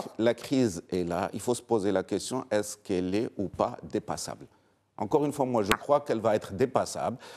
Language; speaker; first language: French; non-native, local second language; Arabic